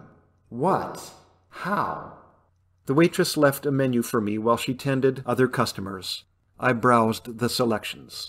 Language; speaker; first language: English; native; English